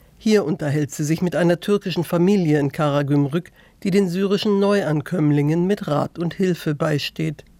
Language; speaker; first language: German; native; German